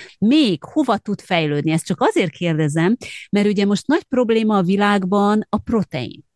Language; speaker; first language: Hungarian; native; Hungarian